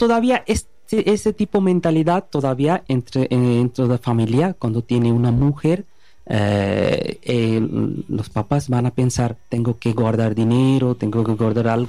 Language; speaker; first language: Spanish; non-native, learner; Bangla